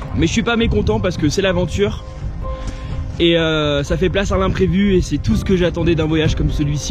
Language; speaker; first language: French; native; French